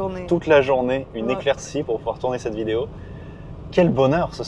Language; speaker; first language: French; native; French